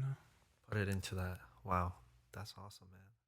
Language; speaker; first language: English; native; English